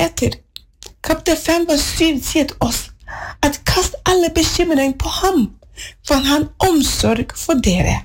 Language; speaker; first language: Norwegian; non-native, fluent; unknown